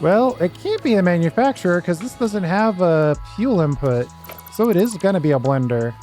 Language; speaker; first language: English; native; English